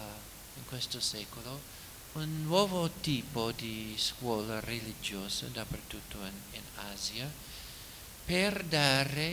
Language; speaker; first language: Italian; non-native, fluent; English